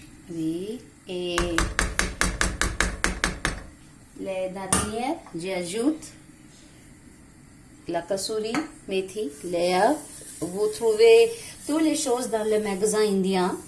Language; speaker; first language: French; non-native, learner; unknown